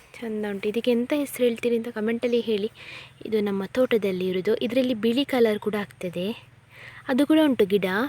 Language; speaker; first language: Kannada; non-native, local second language; Tulu